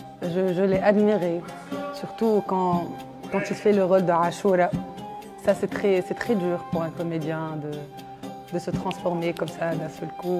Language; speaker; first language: French; non-native, local second language; Arabic